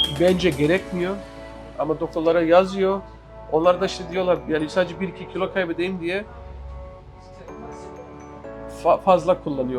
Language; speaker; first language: Turkish; early bilingual, other home language; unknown